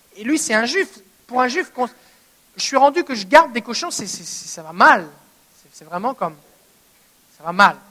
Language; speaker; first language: French; native; French